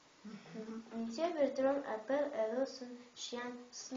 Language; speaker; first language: French; non-native, learner; Russian